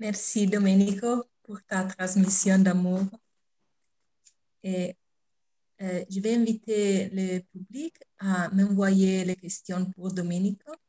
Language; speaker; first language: French; non-native, fluent; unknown